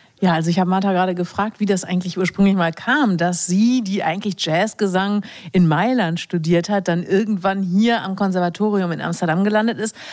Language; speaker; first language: German; native; German